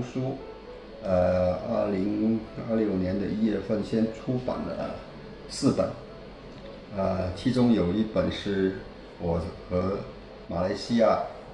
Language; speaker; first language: Chinese; native; Chinese